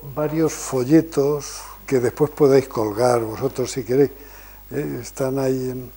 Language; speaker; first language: Spanish; native; Spanish